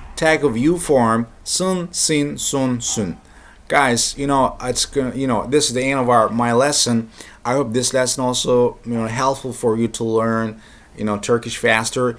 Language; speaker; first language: English; non-native, fluent; Turkish